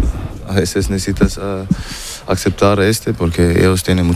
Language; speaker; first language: Spanish; non-native, learner; German